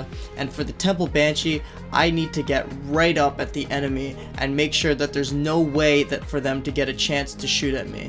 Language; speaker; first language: English; native; English